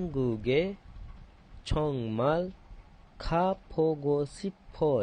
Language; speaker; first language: Korean; non-native, fluent; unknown